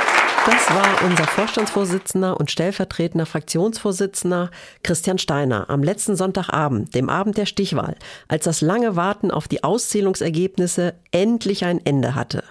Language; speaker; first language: German; native; German